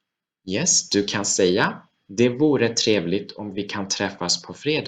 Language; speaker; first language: Swedish; non-native, fluent; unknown